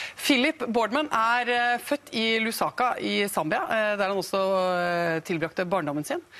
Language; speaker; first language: Norwegian; native; Norwegian